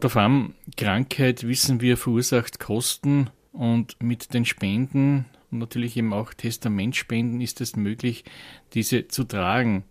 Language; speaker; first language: German; native; German